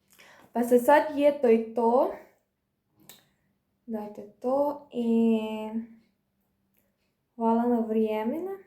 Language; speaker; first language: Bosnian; non-native, learner; Filipino